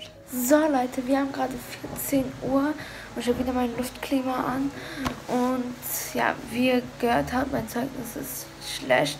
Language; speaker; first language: German; early bilingual, other home language; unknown